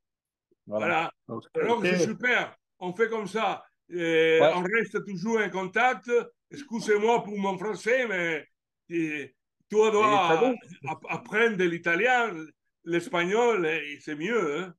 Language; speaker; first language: French; non-native, learner; Italian